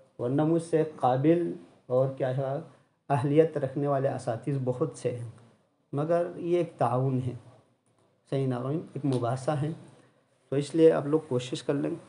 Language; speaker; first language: Urdu; non-native, local second language; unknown